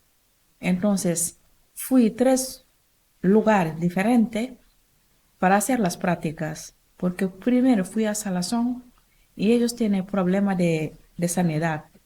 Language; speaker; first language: Spanish; non-native, learner; Wolof